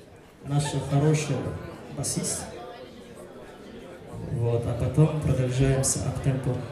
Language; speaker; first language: Russian; non-native, fluent; French